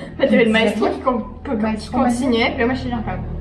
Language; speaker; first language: French; native; French